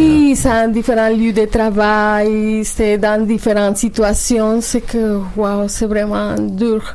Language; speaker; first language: French; non-native, learner; Spanish